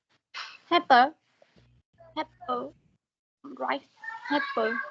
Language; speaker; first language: English; non-native, learner; Vietnamese